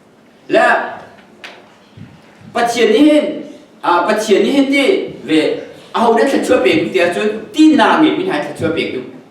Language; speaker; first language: Norwegian; non-native, learner; Hakha Chin